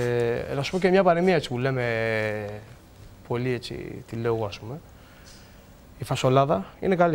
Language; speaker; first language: Greek; native; Greek